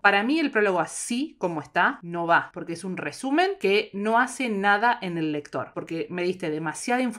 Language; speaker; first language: Spanish; native; Spanish